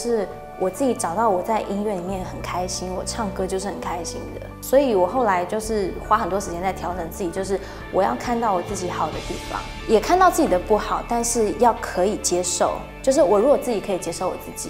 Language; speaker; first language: Chinese; native; Chinese